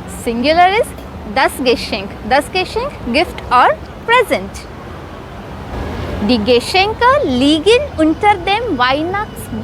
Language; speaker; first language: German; non-native, fluent; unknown